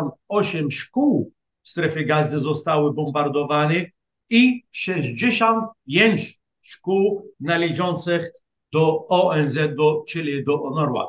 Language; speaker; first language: Polish; non-native, fluent; Arabic